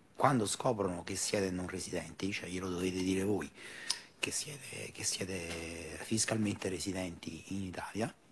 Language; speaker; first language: Italian; native; Italian